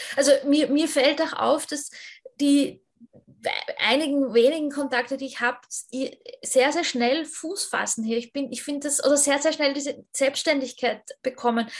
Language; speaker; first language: German; native; German